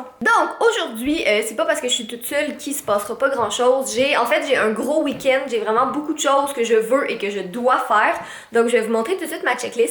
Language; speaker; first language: French; native; French